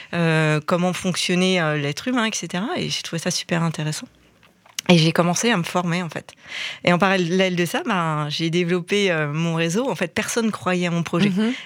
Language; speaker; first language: French; native; French